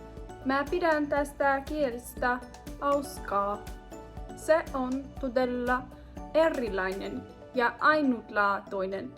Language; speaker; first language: Finnish; non-native, learner; English